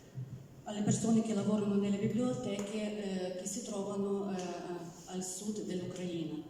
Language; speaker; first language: Italian; non-native, learner; Ukrainian